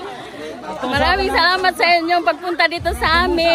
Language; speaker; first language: Filipino; non-native, local second language; Cebuano